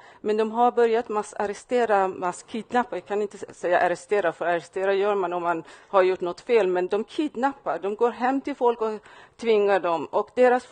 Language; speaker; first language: Swedish; non-native, fluent; Persian